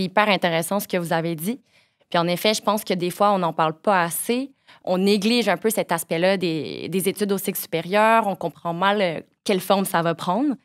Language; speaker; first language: French; native; French